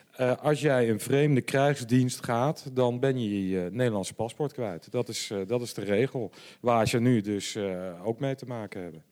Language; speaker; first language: Dutch; native; Dutch